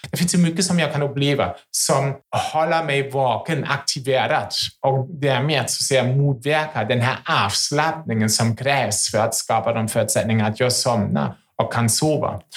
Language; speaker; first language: Swedish; non-native, fluent; German